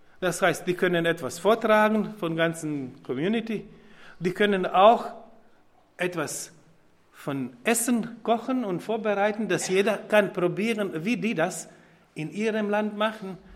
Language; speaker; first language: German; non-native, fluent; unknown